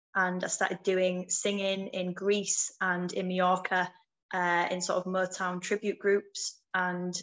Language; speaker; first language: English; native; English